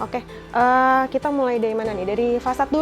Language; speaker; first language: Indonesian; native; Indonesian